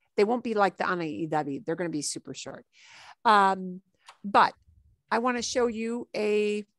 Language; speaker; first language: English; native; English